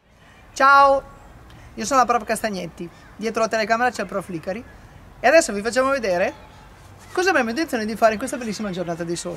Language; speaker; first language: Italian; native; Italian